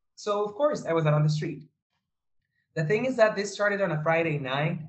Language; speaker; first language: English; non-native, fluent; Spanish